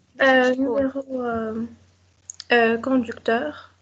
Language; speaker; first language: French; non-native, local second language; Arabic